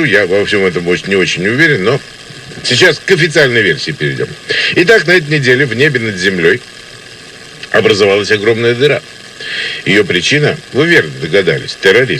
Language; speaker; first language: Russian; native; Russian